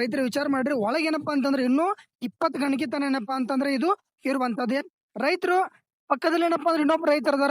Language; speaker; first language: Kannada; native; Kannada